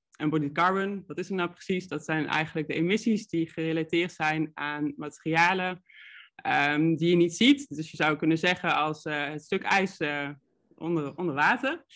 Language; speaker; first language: Dutch; native; Dutch